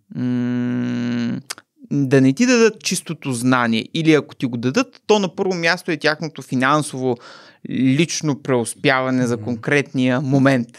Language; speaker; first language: Bulgarian; native; Bulgarian